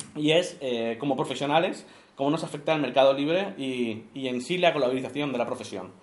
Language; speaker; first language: Spanish; native; Spanish